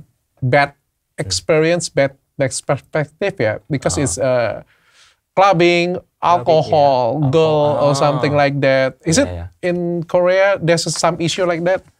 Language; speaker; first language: English; non-native, learner; Indonesian